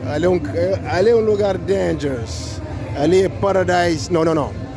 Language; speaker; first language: Portuguese; non-native, local second language; Kabuverdianu